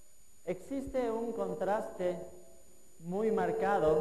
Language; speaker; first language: Spanish; native; Spanish